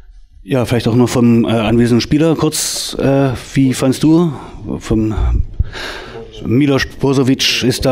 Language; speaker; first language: German; native; German